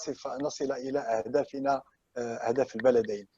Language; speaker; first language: Arabic; native; Arabic